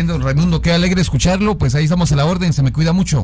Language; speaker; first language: Spanish; native; Spanish